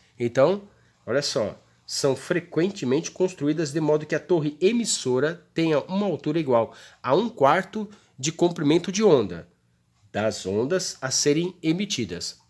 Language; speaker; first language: Portuguese; native; Portuguese